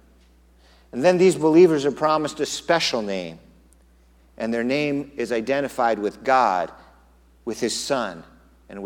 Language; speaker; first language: English; native; English